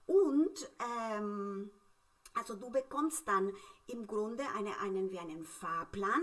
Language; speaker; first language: German; non-native, fluent; Spanish